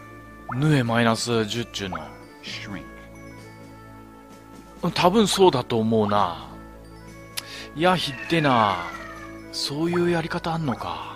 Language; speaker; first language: Japanese; native; Japanese